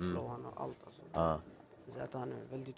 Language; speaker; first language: Swedish; early bilingual, other home language; Albanian